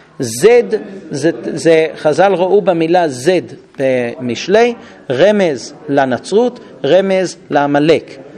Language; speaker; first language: Hebrew; non-native, fluent; English